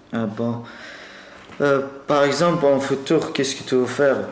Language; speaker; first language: French; non-native, learner; Persian